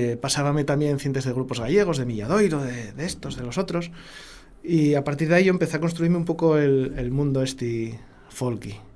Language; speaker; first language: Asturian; native; Asturian